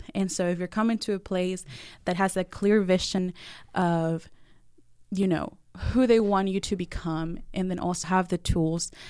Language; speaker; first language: English; early bilingual, other home language; Spanish